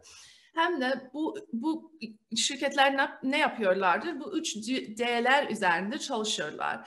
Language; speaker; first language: Turkish; early bilingual, heritage; Turkish